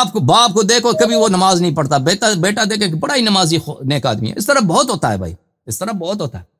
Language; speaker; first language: Urdu; non-native, fluent; Persian